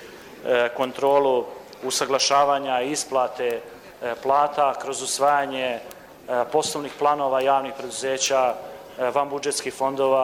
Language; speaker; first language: Croatian; native; Croatian